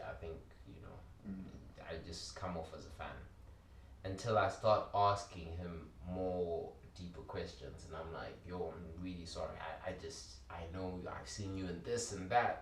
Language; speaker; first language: English; early bilingual, other home language; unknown